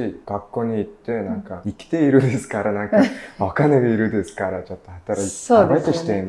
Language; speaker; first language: Japanese; non-native, learner; Mongolian